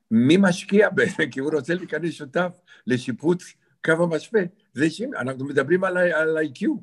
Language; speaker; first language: Hebrew; non-native, fluent; Romanian